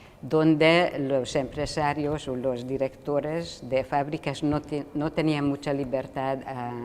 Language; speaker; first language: Spanish; non-native, fluent; Hungarian